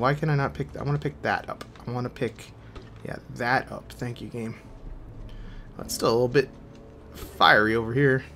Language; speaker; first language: English; native; English